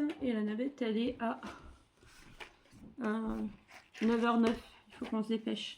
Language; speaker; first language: French; native; French